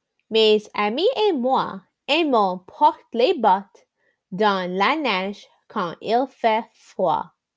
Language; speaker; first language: French; non-native, learner; English